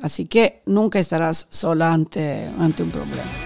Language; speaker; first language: Spanish; non-native, fluent; Italian